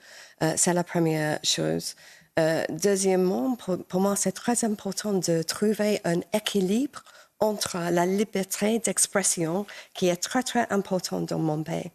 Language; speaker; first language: French; non-native, fluent; English